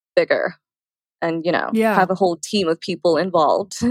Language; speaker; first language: English; early bilingual, other home language; Arabic